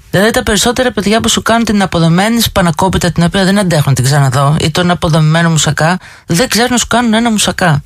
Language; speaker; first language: Greek; native; Greek